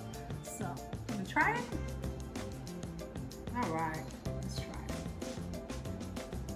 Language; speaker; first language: English; native; English